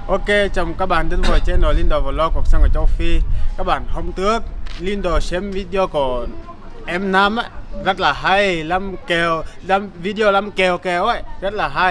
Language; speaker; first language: Vietnamese; non-native, learner; Portuguese